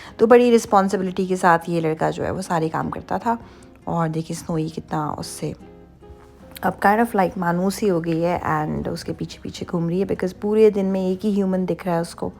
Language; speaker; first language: Urdu; native; Urdu